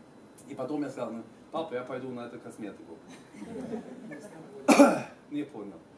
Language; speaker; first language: Russian; non-native, fluent; Swedish